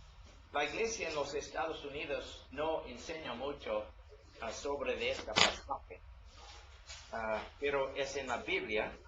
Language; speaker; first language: Spanish; non-native, learner; English